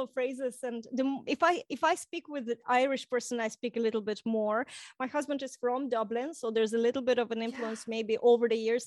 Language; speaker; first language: English; non-native, fluent; Russian